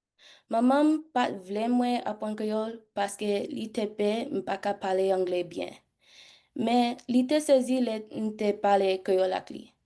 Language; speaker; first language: Haitian Creole; early bilingual, heritage; English